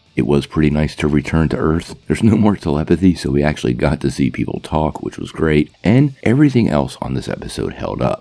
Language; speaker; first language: English; native; English